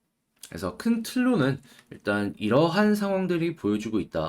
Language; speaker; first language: Korean; native; Korean